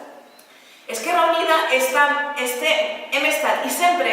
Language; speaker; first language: Catalan; native; Catalan